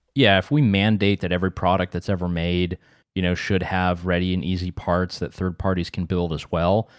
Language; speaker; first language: English; native; English